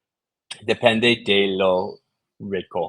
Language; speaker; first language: Spanish; non-native, learner; English